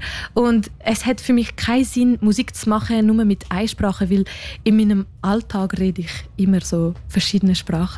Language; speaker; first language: German; non-native, local second language; French